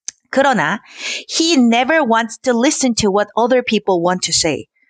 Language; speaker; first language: English; non-native, fluent; Korean